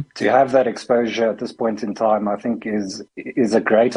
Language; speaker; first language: English; native; English